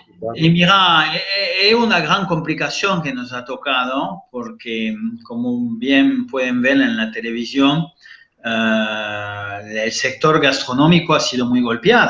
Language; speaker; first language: Spanish; non-native, fluent; French